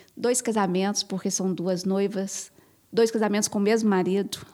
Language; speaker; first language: Portuguese; native; Portuguese